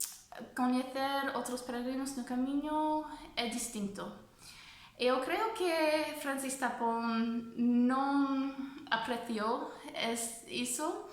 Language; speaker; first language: Portuguese; non-native, fluent; English